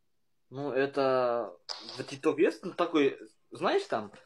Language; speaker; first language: Russian; non-native, local second language; Kazakh